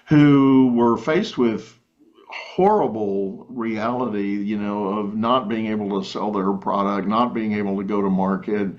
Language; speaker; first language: English; native; English